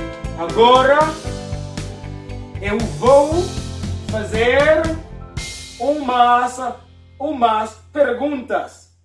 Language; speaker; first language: Portuguese; non-native, fluent; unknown